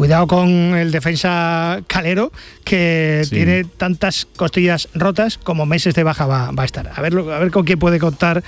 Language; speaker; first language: Spanish; native; Spanish